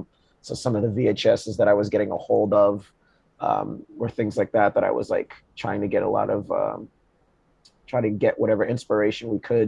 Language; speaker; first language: English; native; English